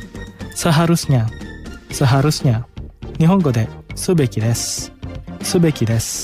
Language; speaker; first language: Japanese; non-native, fluent; Indonesian